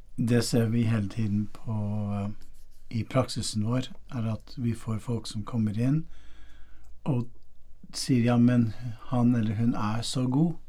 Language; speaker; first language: Norwegian; non-native, fluent; English